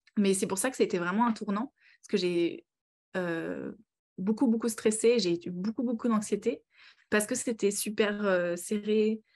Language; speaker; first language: French; native; French